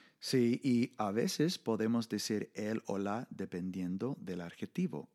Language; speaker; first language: Spanish; non-native, fluent; English